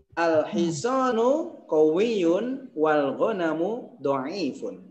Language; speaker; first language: Arabic; non-native, fluent; Indonesian